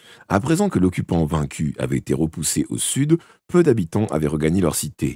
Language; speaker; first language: French; native; French